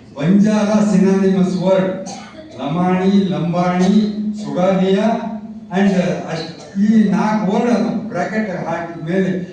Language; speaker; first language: Kannada; non-native, local second language; Lambadi